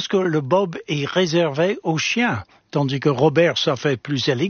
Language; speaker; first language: French; non-native, fluent; English